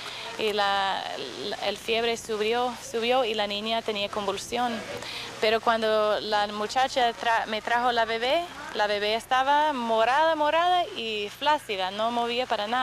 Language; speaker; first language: Spanish; non-native, fluent; English